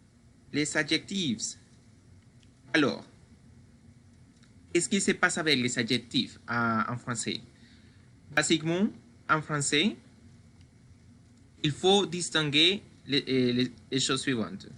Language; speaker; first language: French; non-native, fluent; Spanish